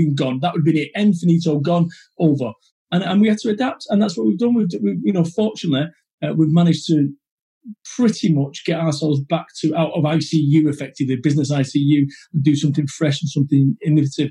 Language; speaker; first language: English; native; English